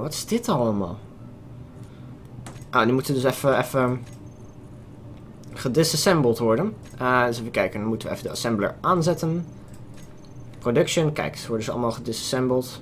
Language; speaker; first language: Dutch; native; Dutch